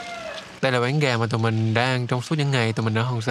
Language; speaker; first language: Vietnamese; native; Vietnamese